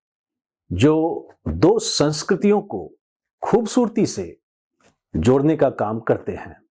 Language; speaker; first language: Hindi; native; Hindi